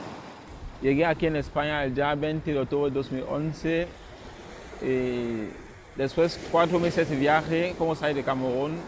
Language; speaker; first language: Spanish; non-native, fluent; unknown